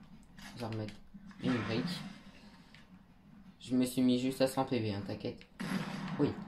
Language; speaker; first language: French; native; French